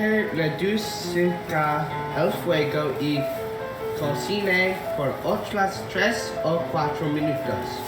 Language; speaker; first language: Spanish; non-native, learner; English